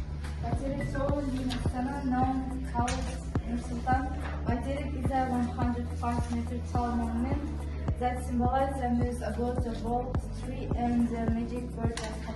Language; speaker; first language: English; non-native, learner; Kazakh